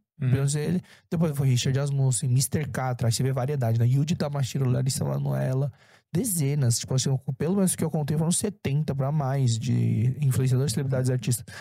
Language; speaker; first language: Portuguese; early bilingual, other home language; Korean